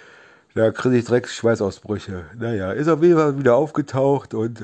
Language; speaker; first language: German; native; German